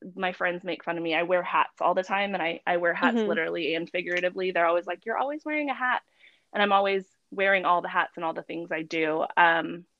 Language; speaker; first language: English; native; English